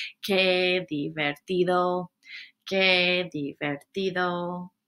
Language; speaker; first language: Spanish; non-native, fluent; English